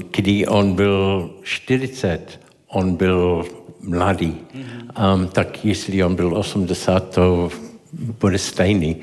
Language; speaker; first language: Czech; non-native, learner; English